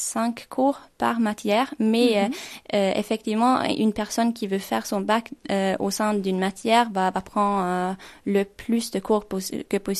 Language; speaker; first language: French; non-native, fluent; Swedish